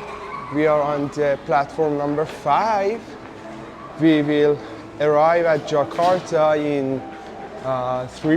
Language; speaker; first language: English; non-native, fluent; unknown